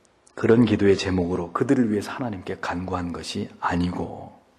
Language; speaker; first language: Korean; native; Korean